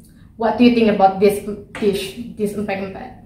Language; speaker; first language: English; non-native, learner; Indonesian